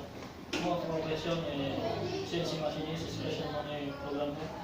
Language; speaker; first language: French; non-native, learner; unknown